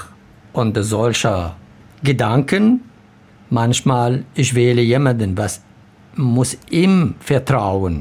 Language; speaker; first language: German; non-native, learner; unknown